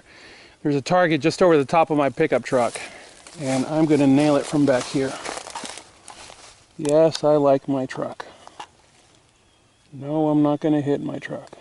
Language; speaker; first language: English; native; English